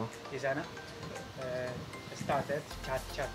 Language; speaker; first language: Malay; non-native, learner; Spanish